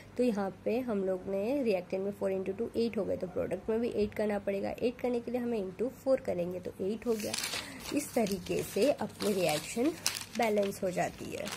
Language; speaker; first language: Hindi; non-native, local second language; Gujarati